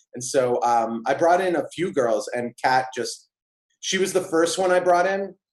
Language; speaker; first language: English; native; English